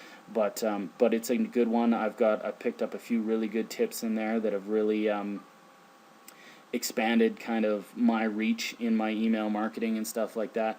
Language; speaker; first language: English; native; English